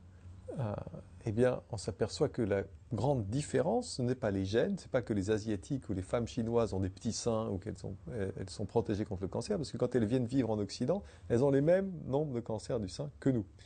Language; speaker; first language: French; native; French